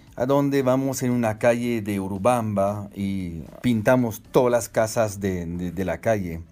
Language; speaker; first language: Spanish; non-native, fluent; French